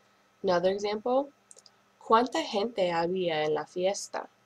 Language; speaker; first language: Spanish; non-native, fluent; English